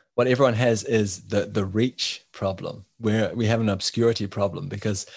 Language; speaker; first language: English; native; English